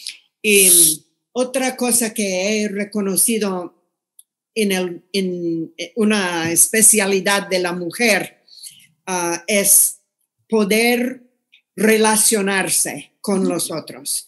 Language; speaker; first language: Spanish; non-native, fluent; English